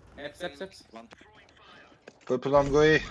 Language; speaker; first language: English; non-native, learner; Turkish